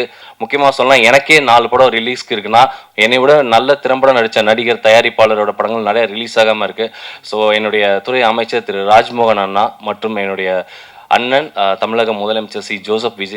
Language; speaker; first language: Tamil; native; Tamil